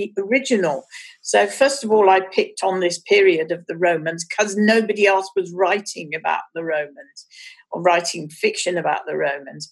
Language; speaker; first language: English; native; English